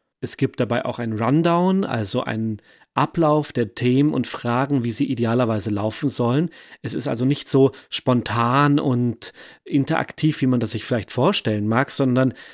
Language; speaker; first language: German; native; German